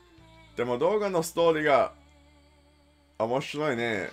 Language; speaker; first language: Japanese; non-native, learner; English